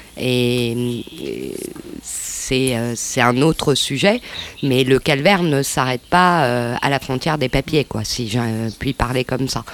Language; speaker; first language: French; native; French